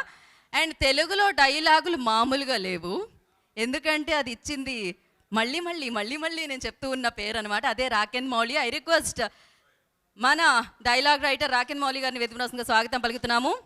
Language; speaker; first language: Telugu; native; Telugu